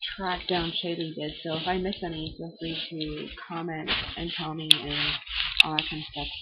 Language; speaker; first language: English; native; English